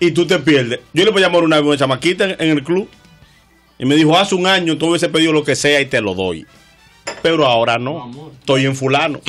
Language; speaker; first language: Spanish; native; Spanish